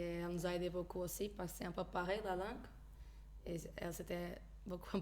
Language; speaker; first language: French; non-native, fluent; Portuguese